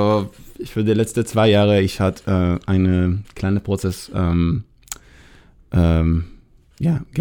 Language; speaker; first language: German; non-native, learner; Hebrew